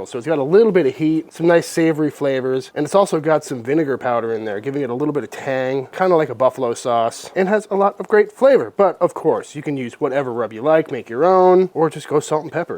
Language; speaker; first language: English; native; English